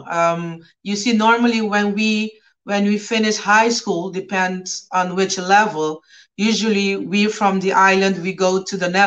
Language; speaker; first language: English; non-native, fluent; Papiamento